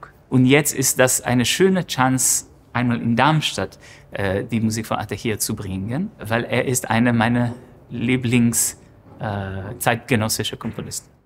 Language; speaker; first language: German; non-native, fluent; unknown